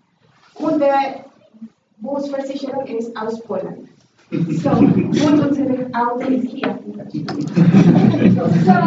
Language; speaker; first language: German; non-native, learner; Spanish